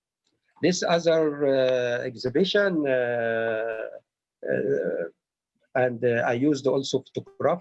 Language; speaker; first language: English; non-native, learner; Arabic